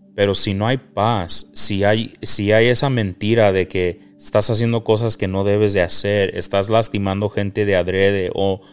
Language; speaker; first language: Spanish; early bilingual, heritage; Spanish